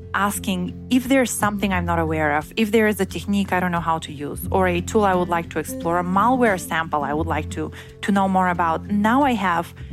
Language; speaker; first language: English; non-native, fluent; Bulgarian